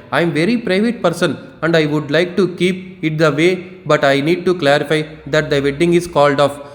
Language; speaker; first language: English; non-native, local second language; Telugu